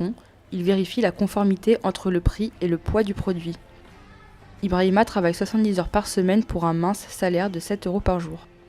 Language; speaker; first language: French; native; French